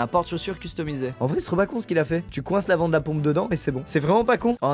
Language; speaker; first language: French; native; French